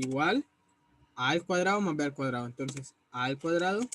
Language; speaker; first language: Spanish; native; Spanish